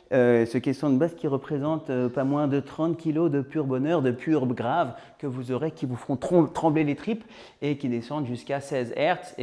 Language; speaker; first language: French; native; French